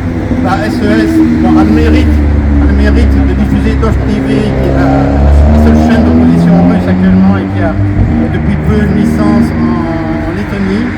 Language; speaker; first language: French; native; French